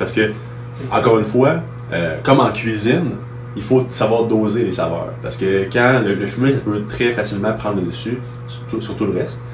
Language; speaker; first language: French; native; French